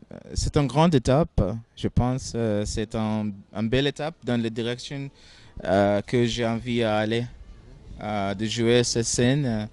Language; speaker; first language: French; non-native, fluent; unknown